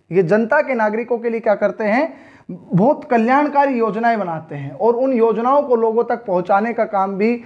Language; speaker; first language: Hindi; native; Hindi